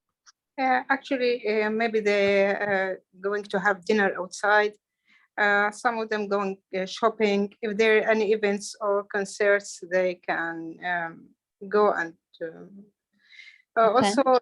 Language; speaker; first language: English; non-native, learner; Arabic